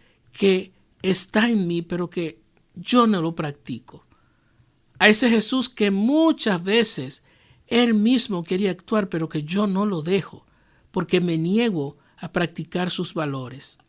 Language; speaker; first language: Spanish; native; Spanish